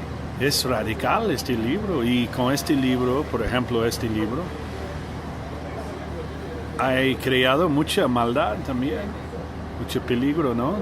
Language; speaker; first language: Spanish; non-native, learner; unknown